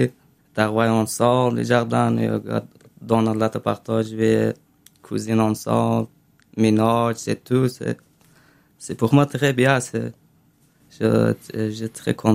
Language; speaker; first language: French; non-native, learner; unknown